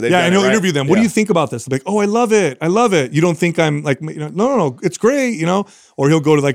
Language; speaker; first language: English; native; English